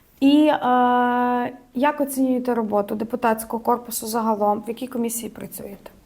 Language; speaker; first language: Ukrainian; native; Ukrainian